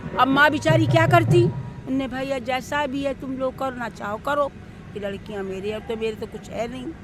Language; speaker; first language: Hindi; native; Hindi